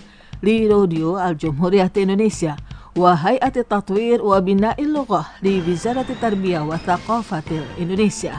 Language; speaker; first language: Arabic; non-native, fluent; Indonesian